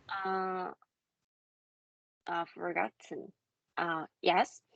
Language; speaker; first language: English; non-native, learner; Korean